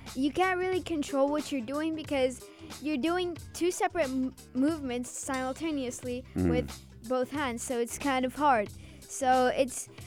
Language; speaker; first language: English; early bilingual, other home language; Azerbaijani